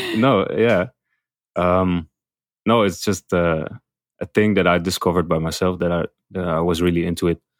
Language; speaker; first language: English; non-native, fluent; Dutch